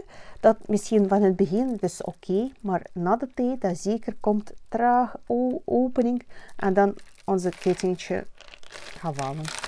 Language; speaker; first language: Dutch; non-native, learner; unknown